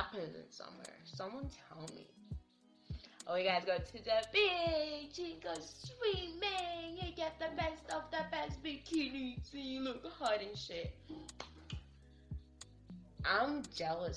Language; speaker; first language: English; non-native, local second language; Yoruba